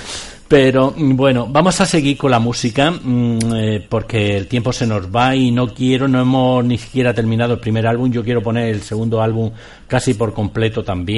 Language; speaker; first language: Spanish; native; Spanish